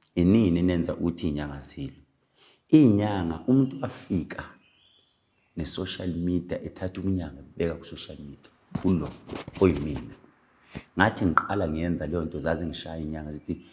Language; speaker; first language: Zulu; native; Zulu